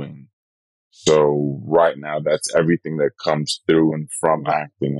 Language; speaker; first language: English; non-native, fluent; Dutch